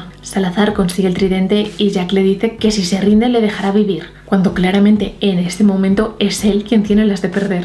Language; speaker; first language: Spanish; native; Spanish